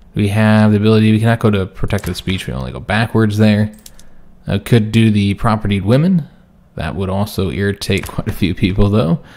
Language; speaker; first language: English; native; English